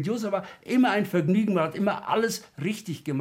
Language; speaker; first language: German; native; German